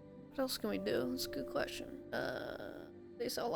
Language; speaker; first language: English; native; English